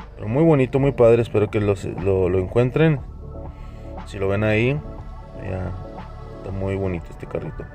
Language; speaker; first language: Spanish; early bilingual, heritage; Spanish